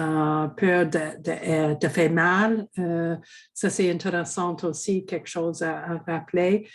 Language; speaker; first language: French; non-native, fluent; English